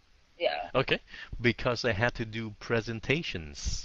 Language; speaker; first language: English; early bilingual, heritage; Vietnamese